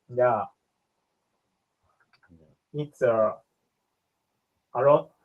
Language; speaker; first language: English; non-native, learner; Japanese